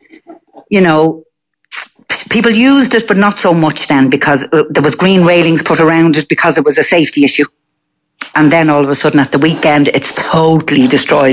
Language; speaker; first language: English; native; English